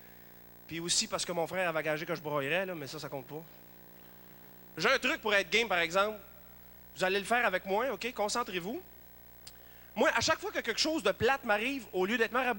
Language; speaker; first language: French; native; French